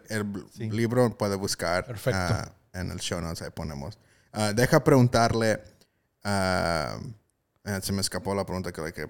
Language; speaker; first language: Spanish; early bilingual, heritage; Spanish